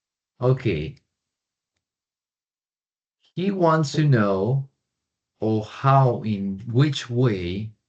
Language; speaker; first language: English; non-native, fluent; Spanish